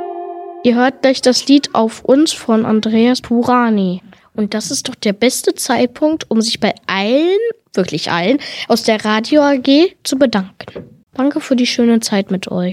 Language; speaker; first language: German; native; German